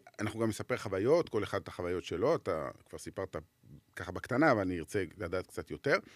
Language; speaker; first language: Hebrew; native; Hebrew